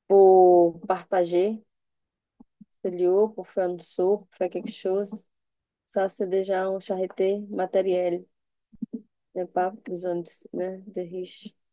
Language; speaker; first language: French; non-native, learner; Portuguese